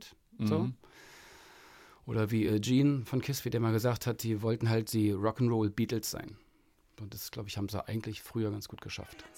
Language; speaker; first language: German; native; German